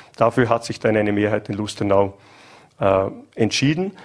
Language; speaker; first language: German; native; German